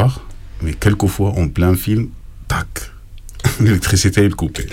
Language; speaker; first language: French; non-native, fluent; Arabic